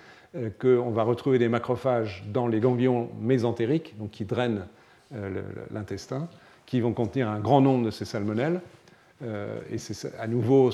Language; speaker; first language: French; native; French